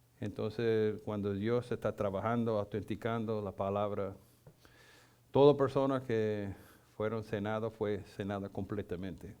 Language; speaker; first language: Spanish; non-native, fluent; English